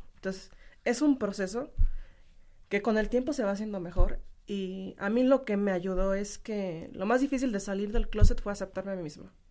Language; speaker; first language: Spanish; native; Spanish